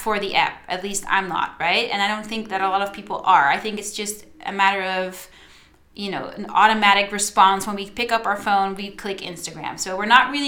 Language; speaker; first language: English; non-native, fluent; Dutch